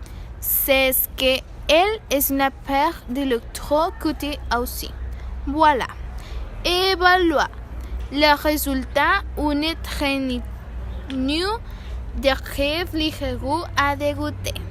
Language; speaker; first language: French; non-native, learner; Spanish